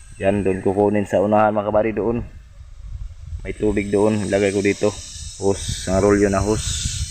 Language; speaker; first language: Filipino; non-native, local second language; Cebuano